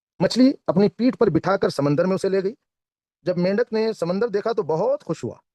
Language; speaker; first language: Hindi; non-native, local second language; Kannada